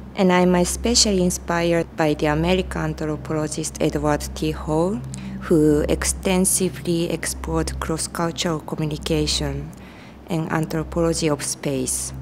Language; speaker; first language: English; non-native, fluent; Japanese